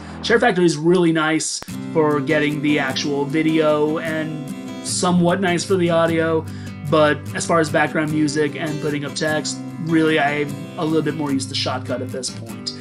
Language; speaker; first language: English; native; English